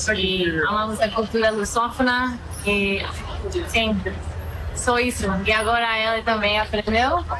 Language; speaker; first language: Portuguese; non-native, fluent; Spanish